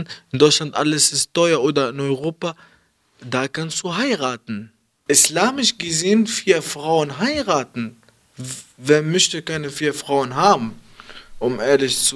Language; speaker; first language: German; early bilingual, other home language; Arabic